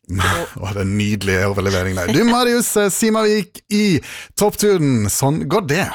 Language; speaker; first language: Norwegian; native; Norwegian